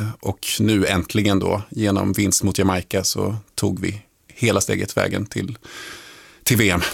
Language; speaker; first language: Swedish; early bilingual, other home language; Lingala